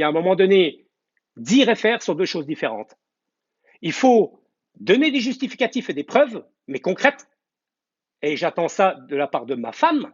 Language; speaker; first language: French; native; French